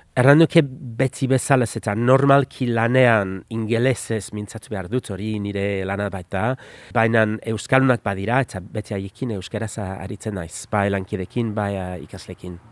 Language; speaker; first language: Basque; non-native, fluent; English